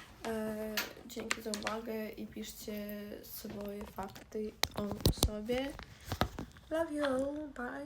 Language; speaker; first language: Polish; non-native, fluent; Russian